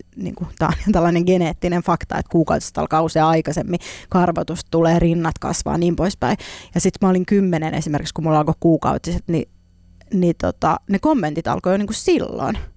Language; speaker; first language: Finnish; native; Finnish